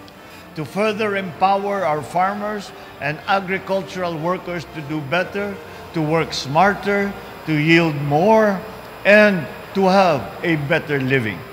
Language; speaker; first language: English; non-native, local second language; Filipino